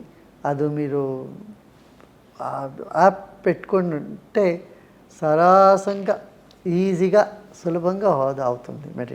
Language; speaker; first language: Telugu; non-native, local second language; Tamil